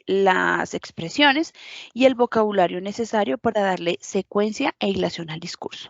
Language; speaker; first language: Spanish; native; Spanish